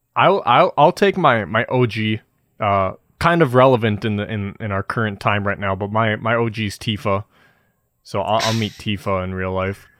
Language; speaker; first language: English; native; English